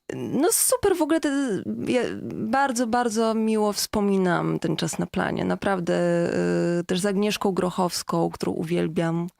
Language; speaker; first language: Polish; native; Polish